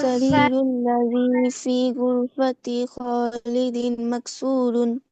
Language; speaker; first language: Arabic; non-native, learner; Bangla